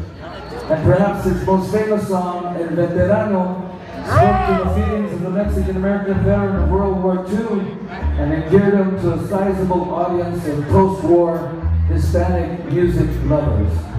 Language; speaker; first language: English; early bilingual, other home language; Spanish